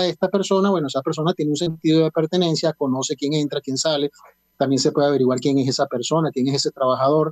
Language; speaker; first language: Spanish; native; Spanish